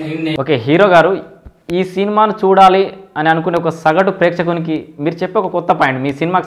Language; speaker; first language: Telugu; native; Telugu